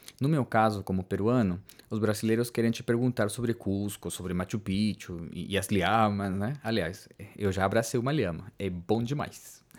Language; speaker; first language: Portuguese; non-native, fluent; Spanish